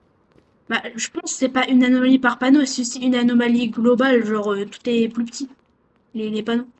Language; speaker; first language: French; native; French